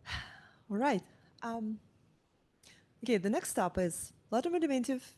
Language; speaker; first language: English; non-native, fluent; Russian